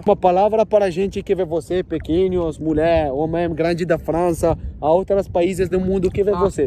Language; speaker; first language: Portuguese; non-native, learner; French